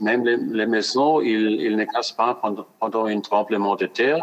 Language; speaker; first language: French; non-native, fluent; German